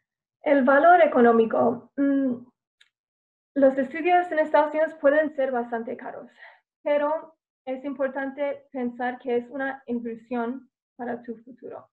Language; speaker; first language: Spanish; non-native, fluent; English